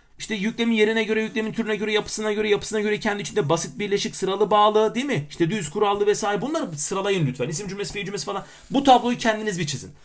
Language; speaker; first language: Turkish; native; Turkish